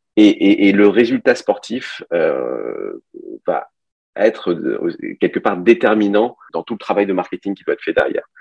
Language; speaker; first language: French; early bilingual, other home language; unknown